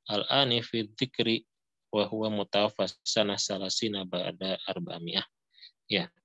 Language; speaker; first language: Arabic; non-native, fluent; Indonesian